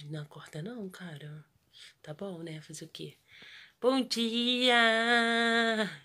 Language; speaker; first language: Portuguese; native; Portuguese